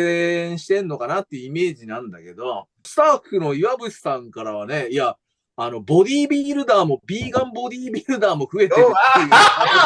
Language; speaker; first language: Japanese; native; Japanese